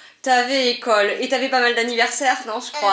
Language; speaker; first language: French; native; French